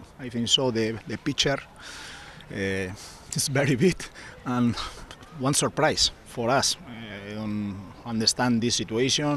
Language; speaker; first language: English; non-native, learner; Spanish